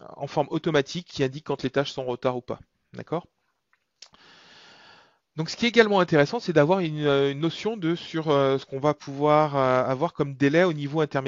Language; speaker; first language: French; native; French